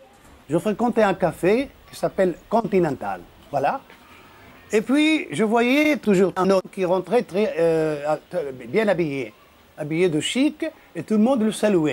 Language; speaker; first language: French; non-native, local second language; Arabic